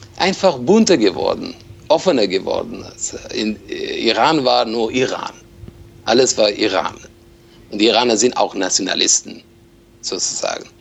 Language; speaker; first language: German; non-native, fluent; Persian